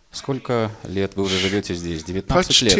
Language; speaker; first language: Russian; native; Russian